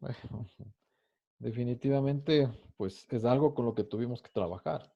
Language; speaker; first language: Spanish; native; Spanish